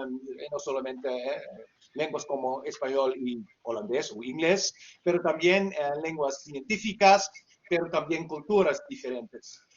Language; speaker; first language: Spanish; non-native, learner; Dutch